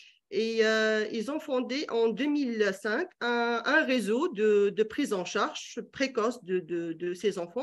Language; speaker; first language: French; non-native, local second language; Arabic